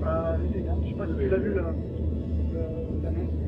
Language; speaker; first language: French; native; French